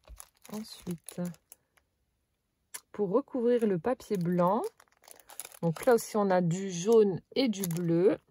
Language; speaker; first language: French; native; French